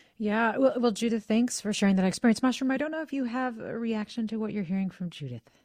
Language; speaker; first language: English; native; English